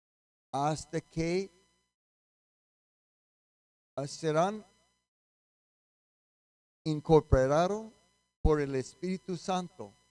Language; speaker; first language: Spanish; non-native, fluent; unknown